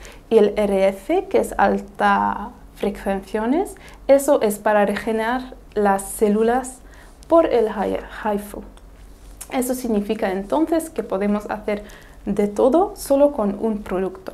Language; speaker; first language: Spanish; non-native, fluent; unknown